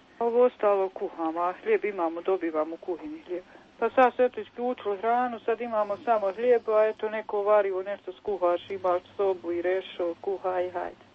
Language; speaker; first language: Croatian; native; Croatian